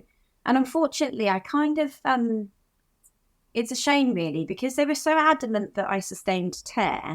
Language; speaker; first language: English; native; English